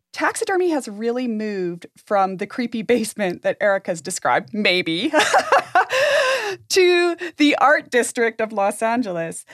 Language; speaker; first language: English; native; English